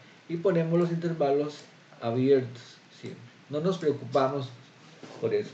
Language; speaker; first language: Spanish; native; Spanish